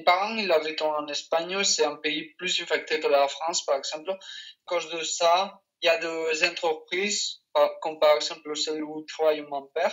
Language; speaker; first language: French; non-native, fluent; Spanish